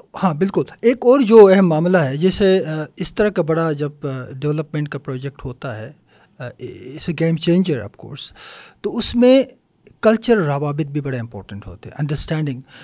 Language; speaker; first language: Urdu; non-native, local second language; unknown